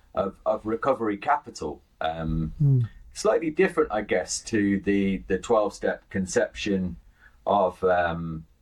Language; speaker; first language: English; native; English